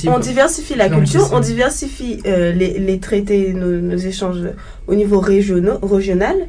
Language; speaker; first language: French; native; French